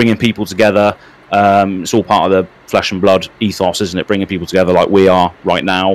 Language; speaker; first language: English; native; English